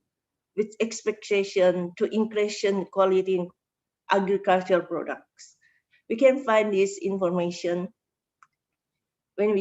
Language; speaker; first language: English; non-native, learner; Indonesian